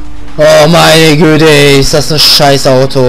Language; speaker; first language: German; native; German